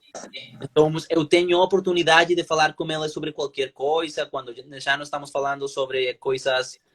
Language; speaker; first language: Portuguese; non-native, learner; Spanish